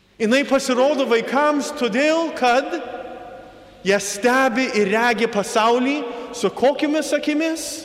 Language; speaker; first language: Lithuanian; early bilingual, heritage; Lithuanian